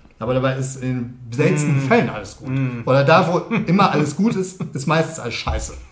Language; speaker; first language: German; native; German